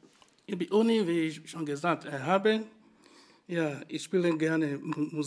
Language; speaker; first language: German; non-native, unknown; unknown